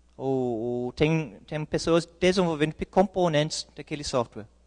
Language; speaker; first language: Portuguese; non-native, fluent; English